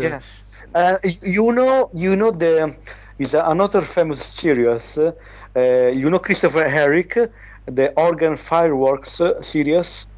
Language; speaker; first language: English; non-native, learner; Italian